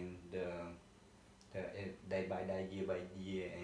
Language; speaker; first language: English; non-native, learner; Vietnamese